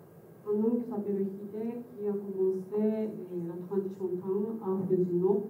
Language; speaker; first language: French; non-native, fluent; Japanese